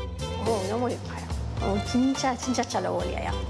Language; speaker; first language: Korean; non-native, learner; Arabic